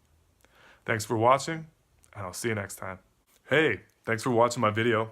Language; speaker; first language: English; native; English